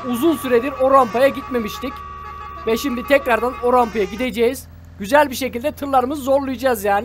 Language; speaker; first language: Turkish; native; Turkish